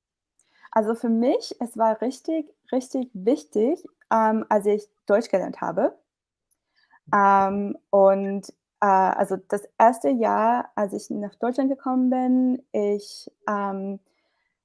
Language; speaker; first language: German; non-native, fluent; English